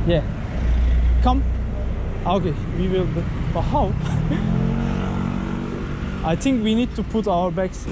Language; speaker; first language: English; non-native, learner; Turkish